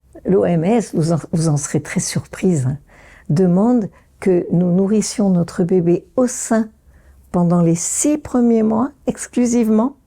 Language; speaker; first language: French; native; French